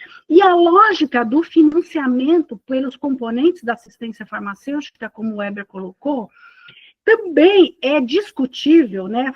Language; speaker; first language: Portuguese; native; Portuguese